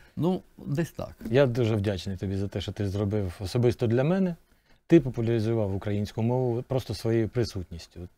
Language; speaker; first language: Ukrainian; native; Ukrainian